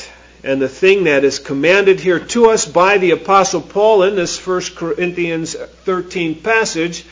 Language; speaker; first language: English; native; English